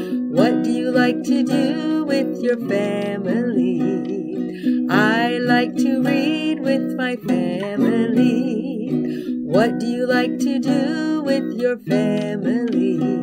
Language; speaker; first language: English; native; English